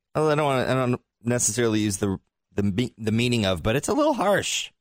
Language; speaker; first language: English; native; English